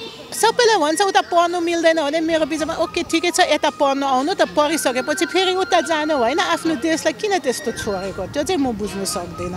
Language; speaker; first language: Nepali; early bilingual, other home language; German